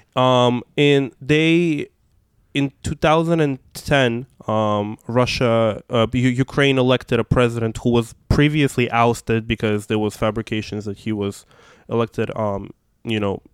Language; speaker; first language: English; non-native, fluent; Russian